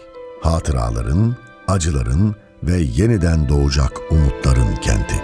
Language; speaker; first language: Turkish; native; Turkish